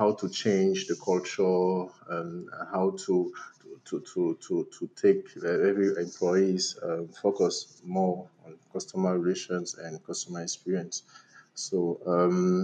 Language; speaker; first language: English; non-native, local second language; French